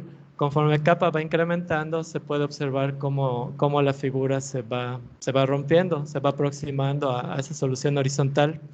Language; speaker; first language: Spanish; native; Spanish